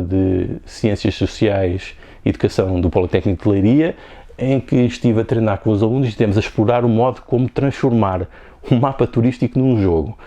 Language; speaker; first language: Portuguese; native; Portuguese